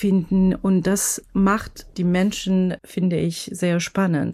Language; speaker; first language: German; non-native, fluent; Persian